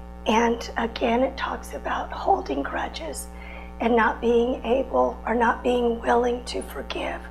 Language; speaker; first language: English; native; English